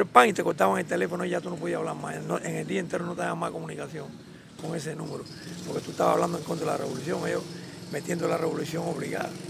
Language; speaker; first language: Spanish; native; Spanish